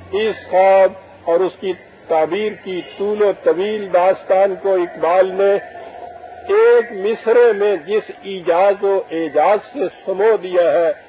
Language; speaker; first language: Urdu; native; Urdu